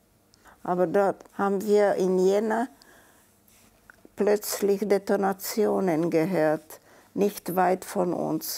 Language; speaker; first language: German; non-native, fluent; Czech